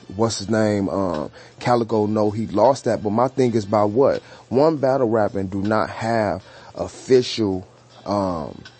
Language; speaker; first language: English; native; English